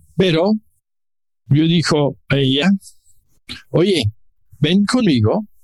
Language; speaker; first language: Spanish; non-native, learner; English